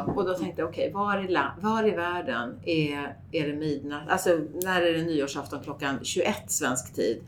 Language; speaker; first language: Swedish; native; Swedish